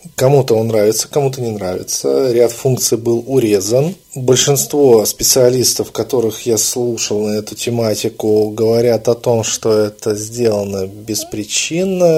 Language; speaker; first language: Russian; native; Russian